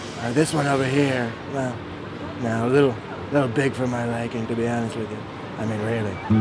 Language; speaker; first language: English; native; English